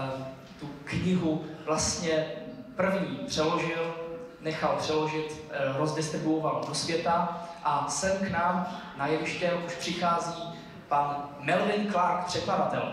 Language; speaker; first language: Czech; native; Czech